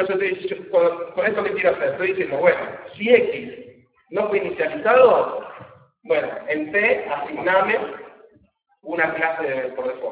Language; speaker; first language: Spanish; native; Spanish